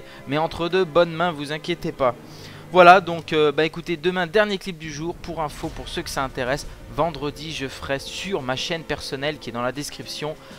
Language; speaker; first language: French; native; French